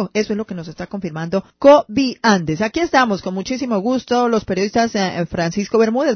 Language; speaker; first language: Spanish; native; Spanish